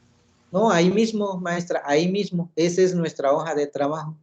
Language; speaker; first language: Spanish; native; Spanish